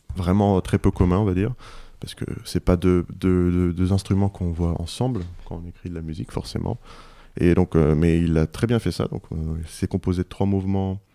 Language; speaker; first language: French; non-native, local second language; Luxembourgish